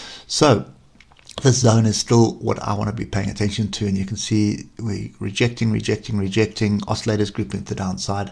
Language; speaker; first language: English; native; English